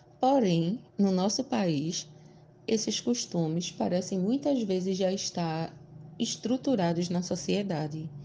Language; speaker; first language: Portuguese; native; Portuguese